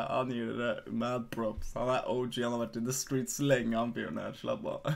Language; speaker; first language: Norwegian; early bilingual, other home language; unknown